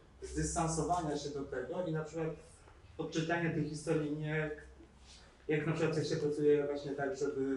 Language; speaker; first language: Polish; non-native, learner; Ukrainian